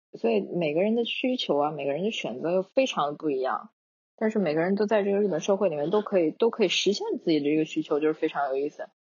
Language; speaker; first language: Chinese; non-native, local second language; Korean